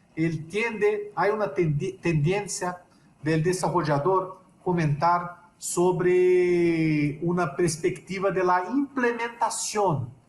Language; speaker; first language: Spanish; non-native, fluent; Portuguese